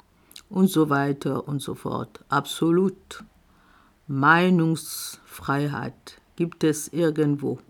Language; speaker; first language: German; non-native, fluent; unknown